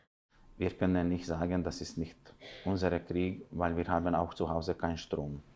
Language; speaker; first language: German; non-native, fluent; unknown